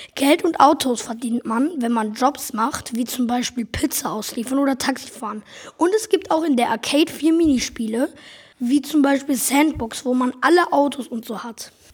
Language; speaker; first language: German; native; German